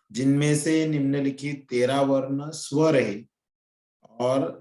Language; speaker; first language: Hindi; non-native, local second language; Marathi